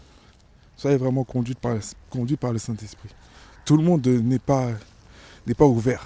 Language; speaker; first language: French; native; French